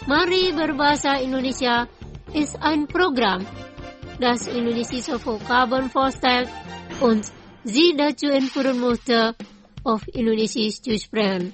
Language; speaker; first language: German; non-native, fluent; Indonesian